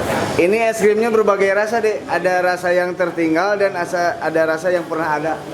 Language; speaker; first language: Indonesian; native; Indonesian